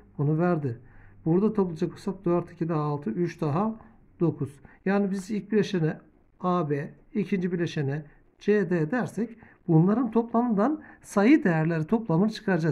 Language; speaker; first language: Turkish; native; Turkish